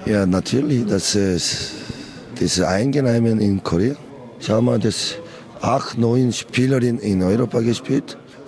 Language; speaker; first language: German; non-native, learner; Korean